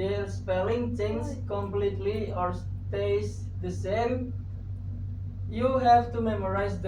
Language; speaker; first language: English; non-native, learner; Indonesian